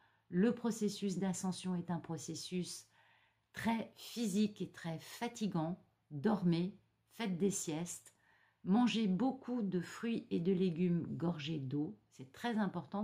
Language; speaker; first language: French; native; French